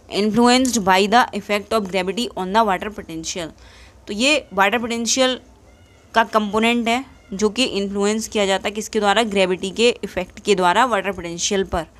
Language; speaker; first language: Hindi; native; Hindi